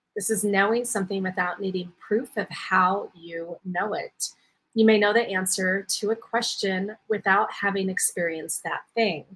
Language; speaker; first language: English; native; English